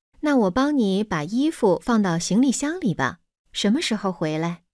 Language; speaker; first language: Chinese; non-native, fluent; Vietnamese